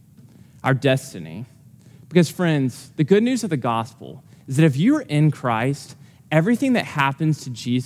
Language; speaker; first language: English; native; English